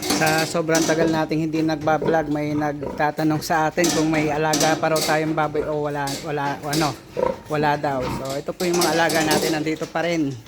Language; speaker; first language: Filipino; non-native, local second language; Cebuano